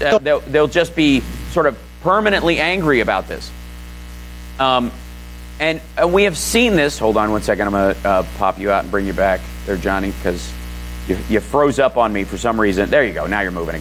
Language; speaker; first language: English; native; English